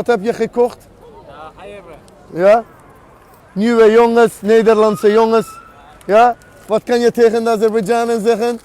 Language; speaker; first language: Dutch; non-native, learner; Azerbaijani